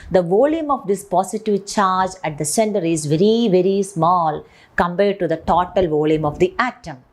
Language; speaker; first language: English; non-native, local second language; Malayalam